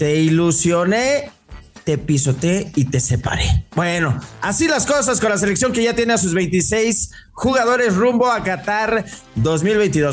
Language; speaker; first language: Spanish; native; Spanish